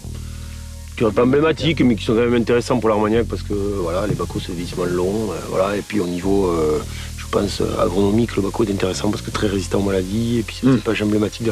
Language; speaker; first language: French; native; French